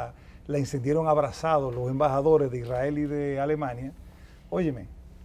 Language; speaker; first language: Spanish; native; Spanish